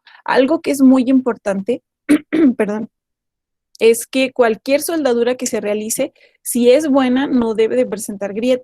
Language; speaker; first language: Spanish; native; Spanish